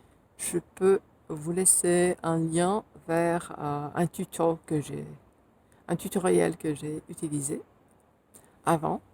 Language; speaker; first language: French; non-native, fluent; Finnish